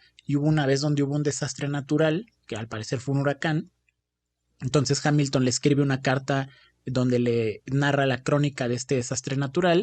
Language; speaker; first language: Spanish; native; Spanish